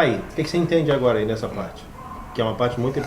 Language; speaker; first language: Portuguese; native; Portuguese